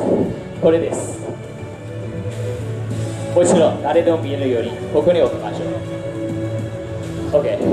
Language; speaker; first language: Japanese; non-native, fluent; Chinese